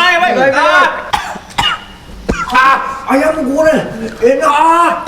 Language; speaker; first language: Indonesian; non-native, learner; Japanese